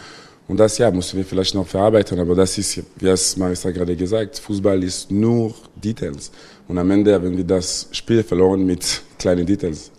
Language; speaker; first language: German; non-native, local second language; French